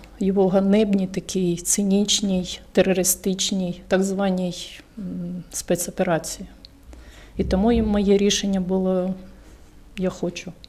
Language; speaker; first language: Ukrainian; non-native, local second language; Russian